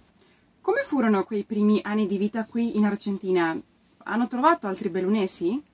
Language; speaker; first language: Italian; non-native, fluent; Spanish